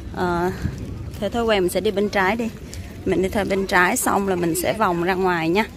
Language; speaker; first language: Vietnamese; native; Vietnamese